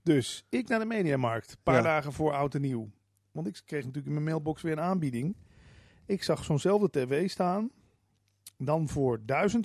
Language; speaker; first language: Dutch; native; Dutch